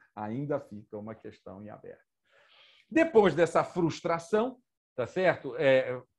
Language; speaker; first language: Portuguese; native; Portuguese